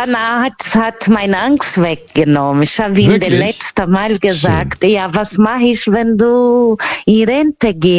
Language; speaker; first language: German; non-native, fluent; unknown